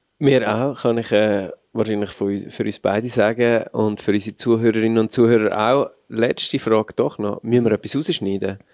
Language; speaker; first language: German; native; German